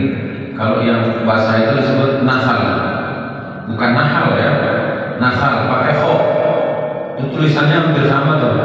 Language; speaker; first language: Indonesian; native; Indonesian